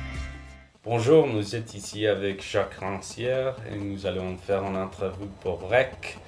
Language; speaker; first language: French; non-native, fluent; Spanish